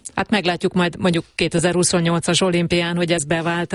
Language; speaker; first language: Hungarian; native; Hungarian